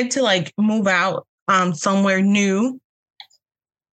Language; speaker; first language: English; early bilingual, other home language; Spanish